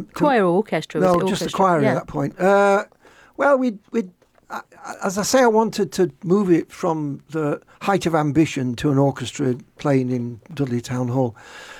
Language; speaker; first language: English; native; English